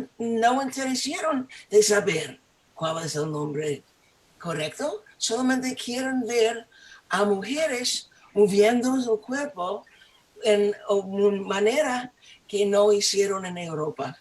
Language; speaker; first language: Spanish; non-native, fluent; English